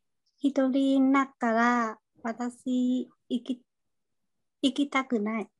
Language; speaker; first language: Japanese; non-native, learner; Vietnamese